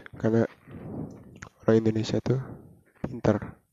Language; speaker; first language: Indonesian; native; Indonesian